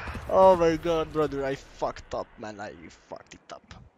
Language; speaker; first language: English; non-native, fluent; French